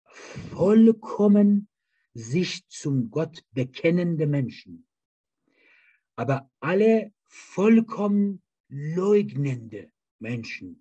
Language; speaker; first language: German; non-native, fluent; Persian